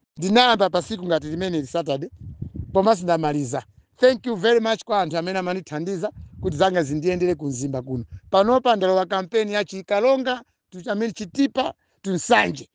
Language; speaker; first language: Nyanja; non-native, local second language; Tumbuka